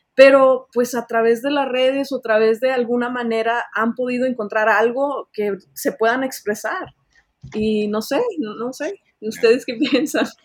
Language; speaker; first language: Spanish; early bilingual, heritage; Spanish